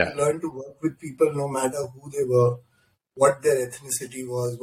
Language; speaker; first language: English; non-native, local second language; Hindi